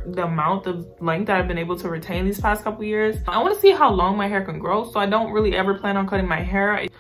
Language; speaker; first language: English; native; English